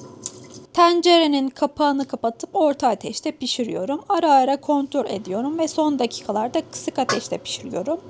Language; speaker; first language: Turkish; native; Turkish